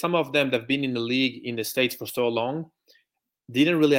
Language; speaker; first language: English; non-native, fluent; French